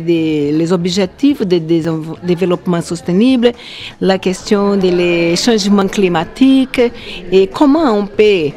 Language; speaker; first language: French; non-native, fluent; Portuguese